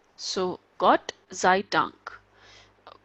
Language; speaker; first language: German; non-native, fluent; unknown